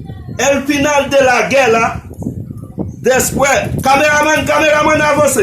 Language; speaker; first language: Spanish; non-native, learner; Haitian Creole